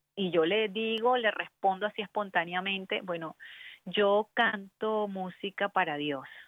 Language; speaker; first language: Spanish; native; Spanish